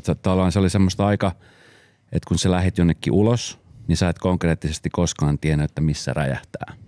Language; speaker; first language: Finnish; early bilingual, other home language; Spanish